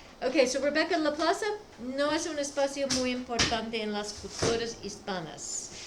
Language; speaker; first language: Spanish; non-native, fluent; English